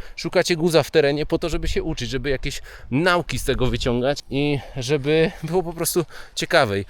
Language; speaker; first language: Polish; native; Polish